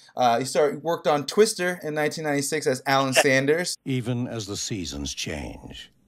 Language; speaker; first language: English; native; English